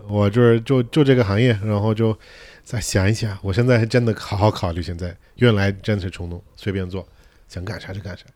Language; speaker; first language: Chinese; non-native, fluent; English